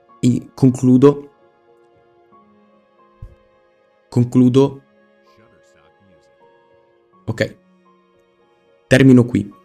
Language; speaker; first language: Italian; native; Italian